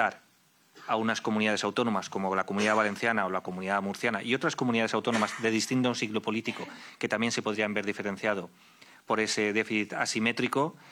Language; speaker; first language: Spanish; native; Spanish